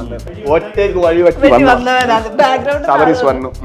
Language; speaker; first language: Malayalam; non-native, learner; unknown